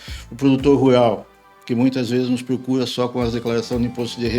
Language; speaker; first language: Portuguese; native; Portuguese